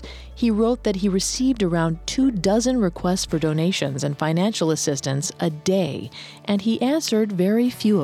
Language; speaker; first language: English; native; English